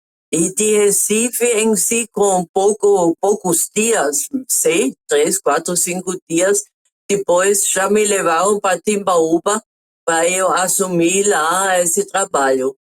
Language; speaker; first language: Portuguese; non-native, fluent; German